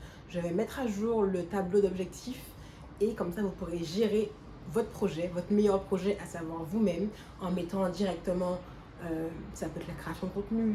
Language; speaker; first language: French; native; French